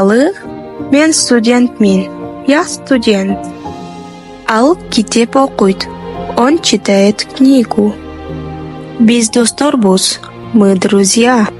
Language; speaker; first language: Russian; non-native, local second language; Kyrgyz